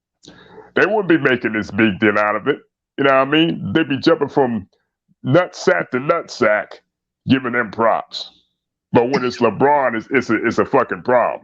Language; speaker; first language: English; native; English